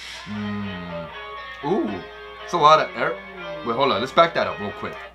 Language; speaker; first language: English; native; English